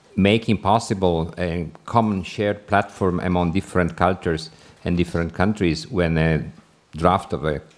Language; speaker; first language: English; non-native, fluent; Italian